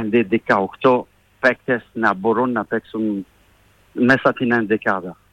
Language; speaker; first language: Greek; non-native, fluent; French